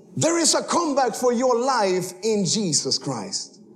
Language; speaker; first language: English; early bilingual, heritage; Spanish